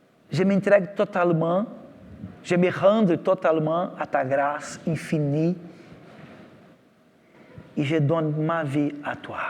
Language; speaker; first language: French; non-native, fluent; Portuguese